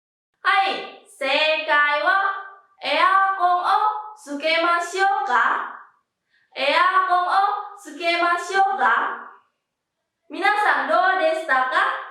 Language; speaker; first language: Japanese; non-native, fluent; Indonesian